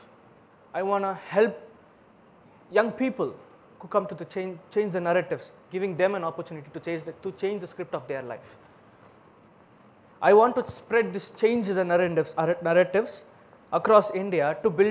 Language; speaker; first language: English; non-native, local second language; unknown